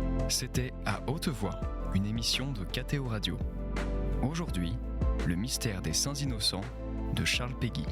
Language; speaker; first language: French; native; French